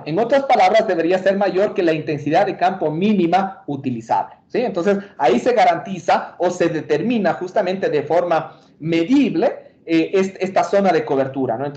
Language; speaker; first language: Spanish; native; Spanish